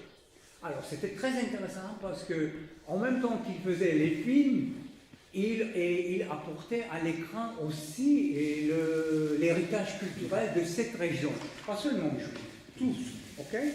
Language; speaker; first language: French; non-native, fluent; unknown